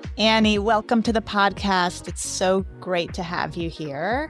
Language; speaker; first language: English; native; English